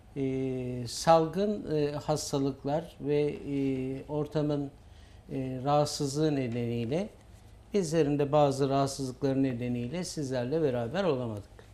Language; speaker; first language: Turkish; native; Turkish